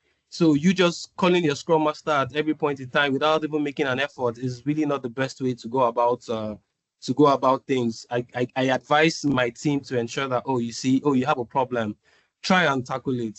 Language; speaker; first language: English; non-native, local second language; Yoruba